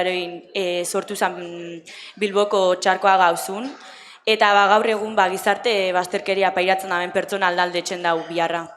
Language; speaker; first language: Basque; native; Basque